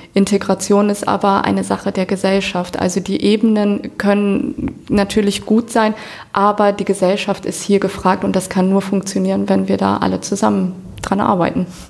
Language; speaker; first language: German; native; German